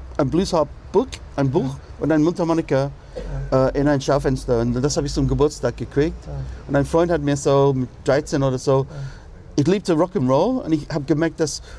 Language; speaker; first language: German; non-native, fluent; English